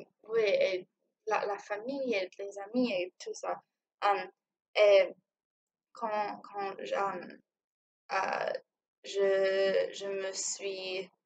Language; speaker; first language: French; non-native, learner; English